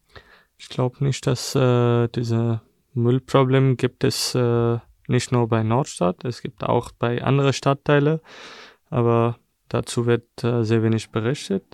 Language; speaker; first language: German; non-native, fluent; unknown